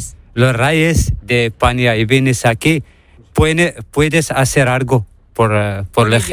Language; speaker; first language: Spanish; non-native, learner; Arabic